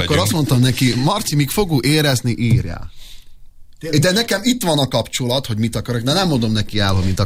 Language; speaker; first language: Hungarian; non-native, fluent; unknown